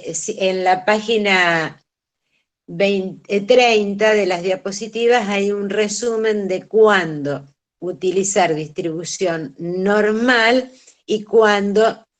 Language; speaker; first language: Spanish; native; Spanish